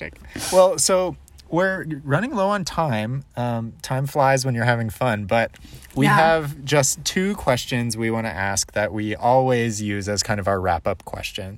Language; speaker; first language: English; native; English